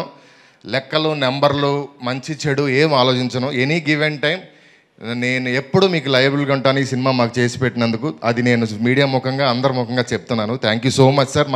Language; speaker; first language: Telugu; native; Telugu